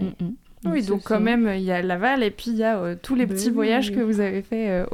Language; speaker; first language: French; native; French